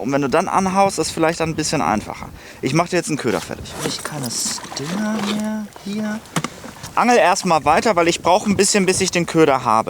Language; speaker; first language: German; native; German